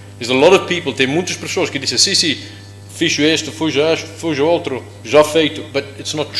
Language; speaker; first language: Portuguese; non-native, learner; English